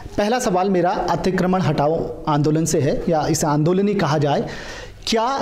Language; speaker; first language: Hindi; native; Hindi